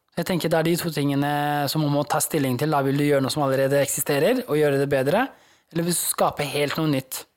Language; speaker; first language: Norwegian; early bilingual, other home language; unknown